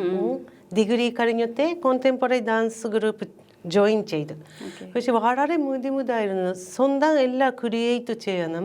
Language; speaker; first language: Malayalam; non-native, learner; Japanese